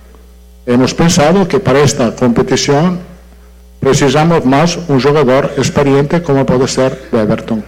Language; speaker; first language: Portuguese; non-native, fluent; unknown